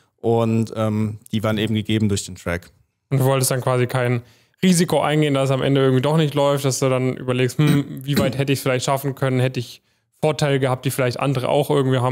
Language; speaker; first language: German; native; German